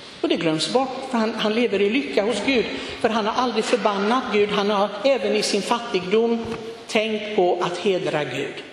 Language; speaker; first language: Swedish; non-native, fluent; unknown